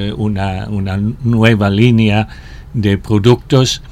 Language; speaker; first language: Spanish; non-native, fluent; German